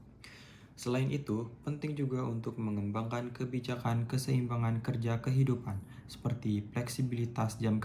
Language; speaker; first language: Indonesian; native; Indonesian